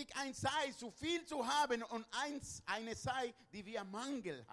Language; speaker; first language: German; non-native, learner; Spanish